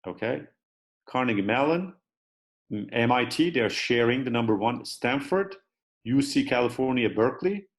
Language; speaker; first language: English; non-native, fluent; Turkish